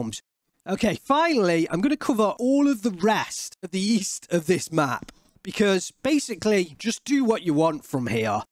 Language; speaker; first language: English; native; English